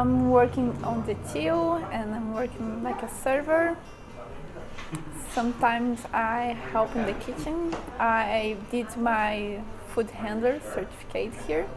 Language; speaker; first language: English; non-native, learner; Portuguese